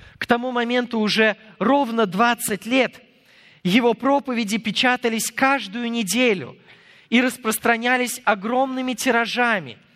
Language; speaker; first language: Russian; non-native, fluent; English